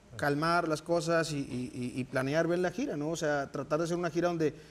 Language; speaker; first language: Spanish; native; Spanish